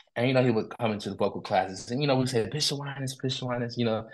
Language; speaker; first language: English; native; English